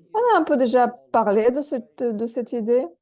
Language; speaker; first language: French; non-native, fluent; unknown